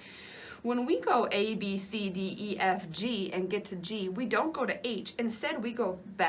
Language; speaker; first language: English; native; English